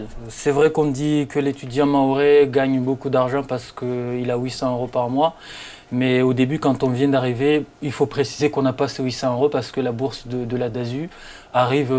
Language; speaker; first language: French; non-native, local second language; Comorian